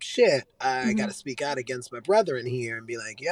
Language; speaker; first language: English; native; English